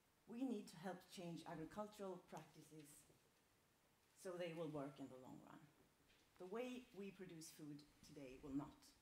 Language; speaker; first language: English; non-native, fluent; Swedish